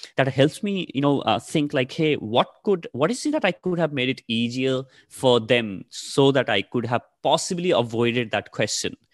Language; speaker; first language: English; non-native, local second language; Nepali